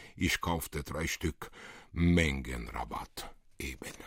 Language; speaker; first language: German; early bilingual, other home language; Italian